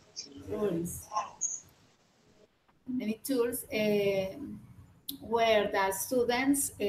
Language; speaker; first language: English; non-native, learner; Spanish